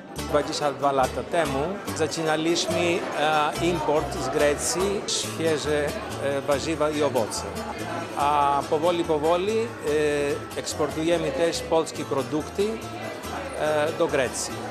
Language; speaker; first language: Polish; non-native, learner; Greek